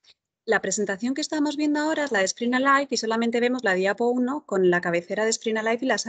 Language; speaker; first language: Spanish; native; Spanish